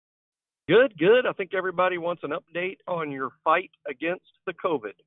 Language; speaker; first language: English; native; English